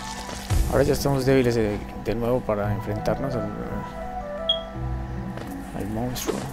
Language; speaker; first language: Spanish; native; Spanish